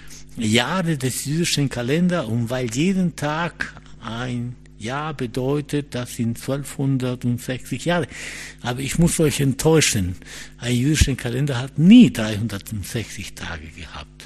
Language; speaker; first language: German; non-native, fluent; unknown